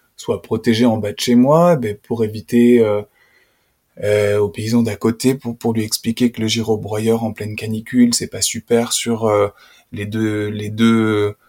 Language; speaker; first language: French; native; French